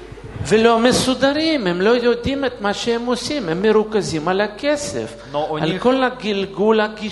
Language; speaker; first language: Hebrew; non-native, fluent; Russian